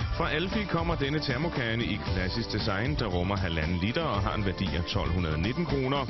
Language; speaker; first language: Danish; native; Danish